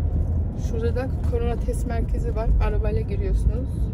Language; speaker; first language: Turkish; early bilingual, heritage; Turkish